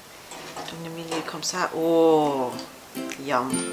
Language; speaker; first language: French; non-native, learner; English